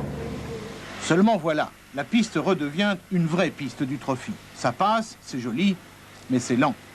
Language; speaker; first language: French; native; French